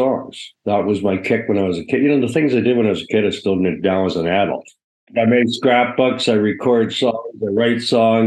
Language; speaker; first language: English; native; English